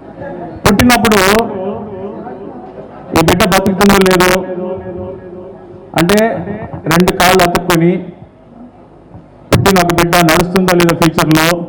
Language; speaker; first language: Telugu; native; Telugu